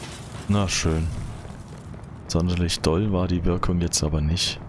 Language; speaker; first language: German; native; German